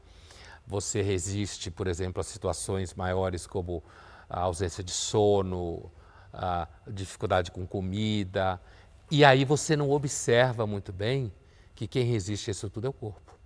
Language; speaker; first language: Portuguese; native; Portuguese